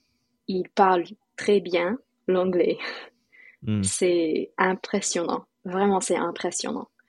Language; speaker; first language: French; non-native, fluent; English